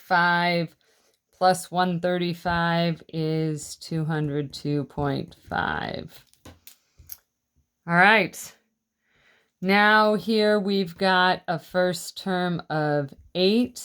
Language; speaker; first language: English; native; English